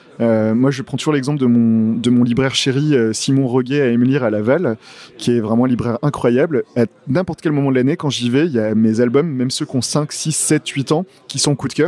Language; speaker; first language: French; native; French